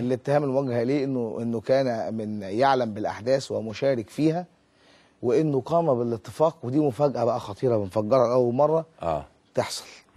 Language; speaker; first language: Arabic; native; Arabic